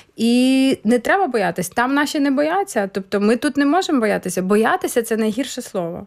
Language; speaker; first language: Ukrainian; native; Ukrainian